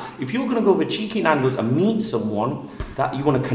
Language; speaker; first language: English; native; English